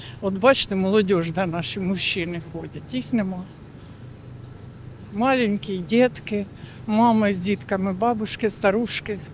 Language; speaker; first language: Ukrainian; non-native, local second language; Russian